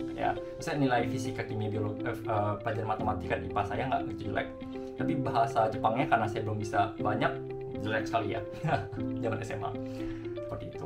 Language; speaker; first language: Indonesian; native; Indonesian